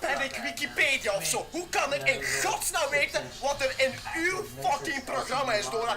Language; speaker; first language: Dutch; native; Dutch